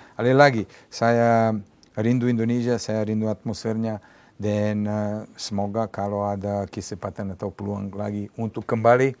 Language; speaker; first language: Indonesian; non-native, fluent; Serbian